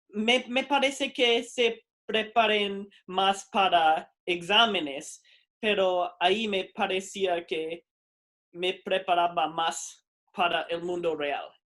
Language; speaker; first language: Spanish; non-native, fluent; English